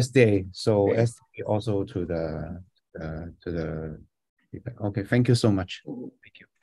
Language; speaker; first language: English; non-native, fluent; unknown